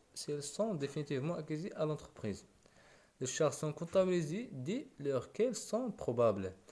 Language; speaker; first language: French; non-native, local second language; Arabic